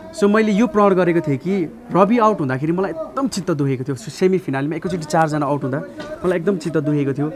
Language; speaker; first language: Nepali; native; Nepali